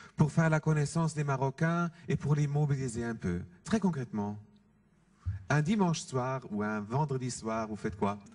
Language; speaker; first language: French; non-native, fluent; German